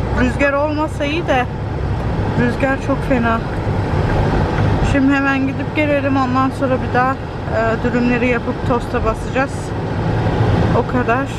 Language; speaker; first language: Turkish; early bilingual, heritage; Turkish